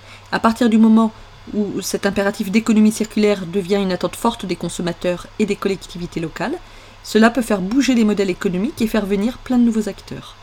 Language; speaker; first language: French; native; French